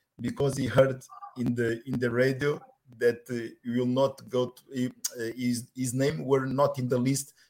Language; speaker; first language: English; non-native, learner; Portuguese